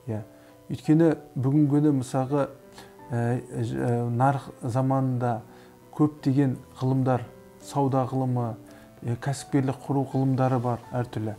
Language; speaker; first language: Kazakh; native; Kazakh